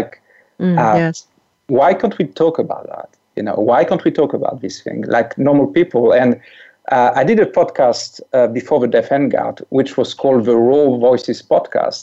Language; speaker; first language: English; non-native, fluent; French